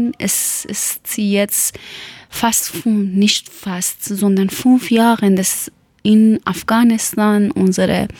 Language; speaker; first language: German; non-native, learner; Persian